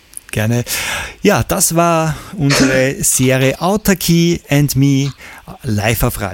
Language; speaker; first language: German; native; German